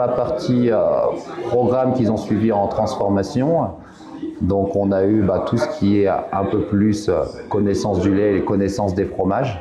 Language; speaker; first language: French; native; French